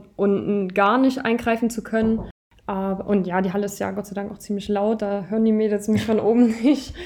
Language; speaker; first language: German; native; German